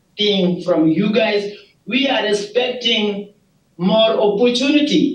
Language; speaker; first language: English; non-native, learner; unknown